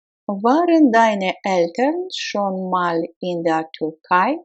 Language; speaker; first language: German; non-native, fluent; Russian